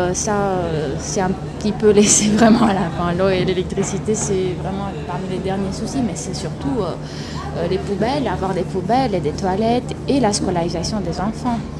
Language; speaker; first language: French; non-native, fluent; Romanian